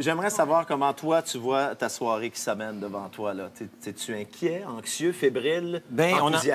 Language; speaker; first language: French; native; French